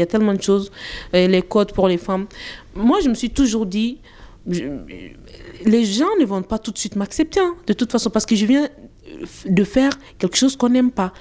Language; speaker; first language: French; non-native, local second language; Bambara